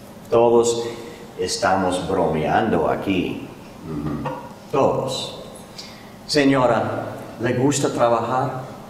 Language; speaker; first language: Spanish; non-native, fluent; English